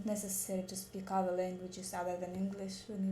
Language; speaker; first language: English; non-native, learner; Russian